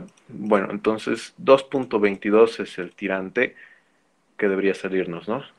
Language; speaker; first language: Spanish; native; Spanish